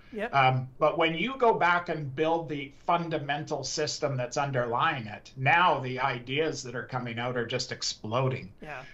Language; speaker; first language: English; native; English